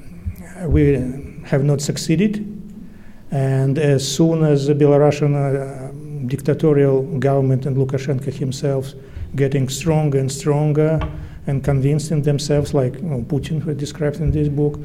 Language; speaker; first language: English; early bilingual, other home language; Russian